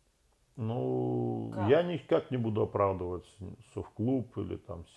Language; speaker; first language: Russian; native; Russian